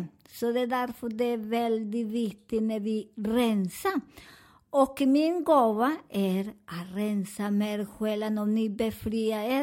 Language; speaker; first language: Swedish; non-native, learner; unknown